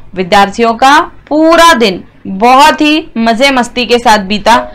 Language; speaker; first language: Hindi; non-native, local second language; Marathi